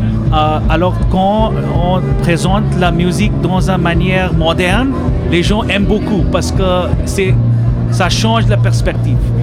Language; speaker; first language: French; non-native, learner; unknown